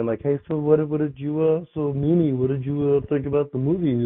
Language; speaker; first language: English; native; English